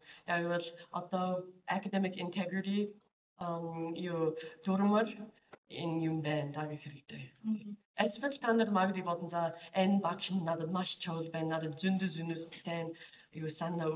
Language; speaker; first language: Mongolian; non-native, fluent; English